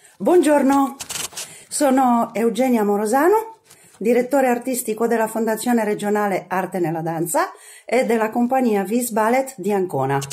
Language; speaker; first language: Italian; non-native, fluent; Romanian